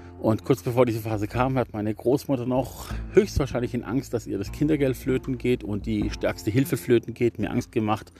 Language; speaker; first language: German; native; German